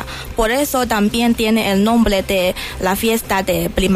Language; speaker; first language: Spanish; non-native, learner; Chinese